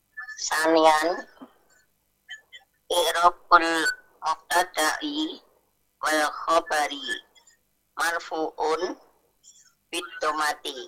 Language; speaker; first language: Arabic; non-native, learner; Indonesian